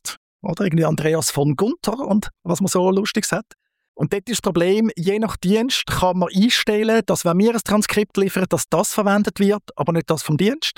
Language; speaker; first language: German; native; German